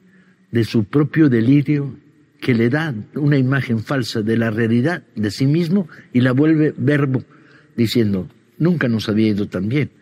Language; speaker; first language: Spanish; native; Spanish